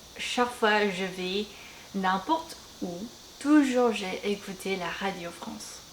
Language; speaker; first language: French; non-native, fluent; Korean